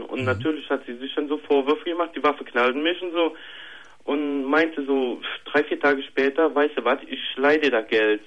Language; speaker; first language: German; native; German